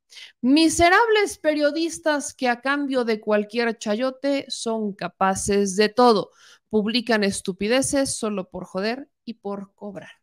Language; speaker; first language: Spanish; native; Spanish